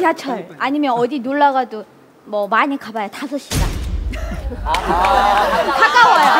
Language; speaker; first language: Korean; non-native, fluent; Chinese